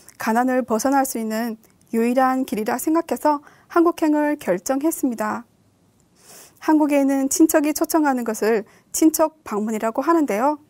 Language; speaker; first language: Korean; native; Korean